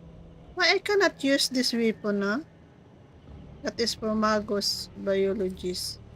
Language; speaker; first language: English; non-native, learner; Filipino